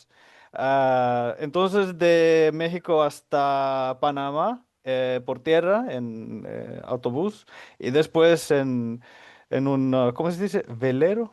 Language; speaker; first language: Spanish; non-native, fluent; Finnish